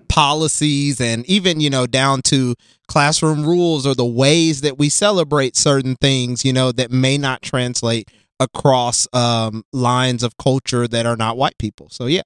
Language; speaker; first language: English; native; English